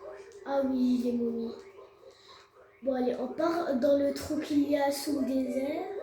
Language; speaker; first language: French; native; French